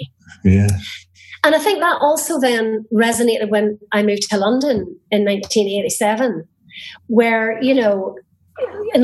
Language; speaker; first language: English; native; English